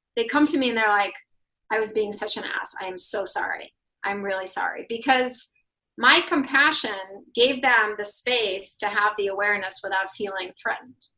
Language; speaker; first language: English; non-native, fluent; Russian